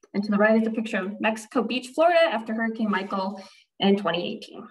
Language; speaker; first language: English; native; English